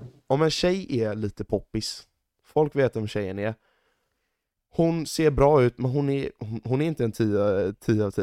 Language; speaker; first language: Swedish; native; Swedish